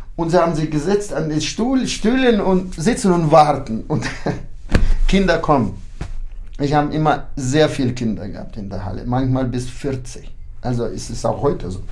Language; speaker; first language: German; early bilingual, heritage; German